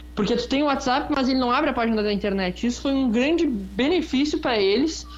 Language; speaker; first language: Portuguese; native; Portuguese